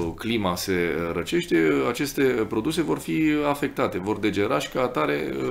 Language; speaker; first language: Romanian; native; Romanian